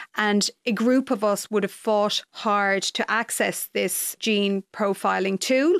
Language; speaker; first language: English; native; English